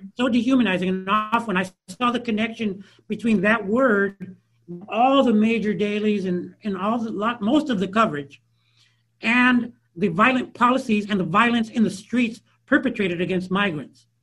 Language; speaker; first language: English; early bilingual, other home language; Spanish